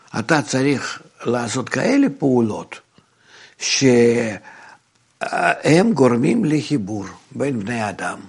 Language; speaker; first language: Hebrew; non-native, fluent; Russian